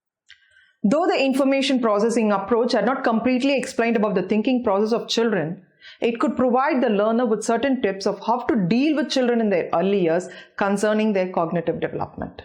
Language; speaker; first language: English; non-native, local second language; Tamil